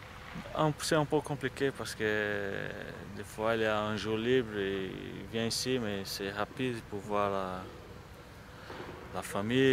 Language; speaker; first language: French; non-native, fluent; Portuguese